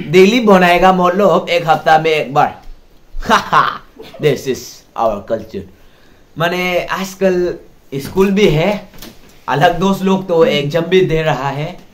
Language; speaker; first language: Hindi; non-native, local second language; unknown